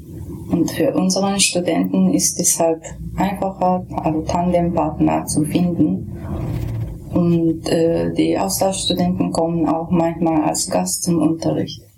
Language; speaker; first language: German; non-native, fluent; Japanese